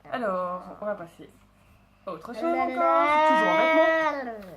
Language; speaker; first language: French; native; French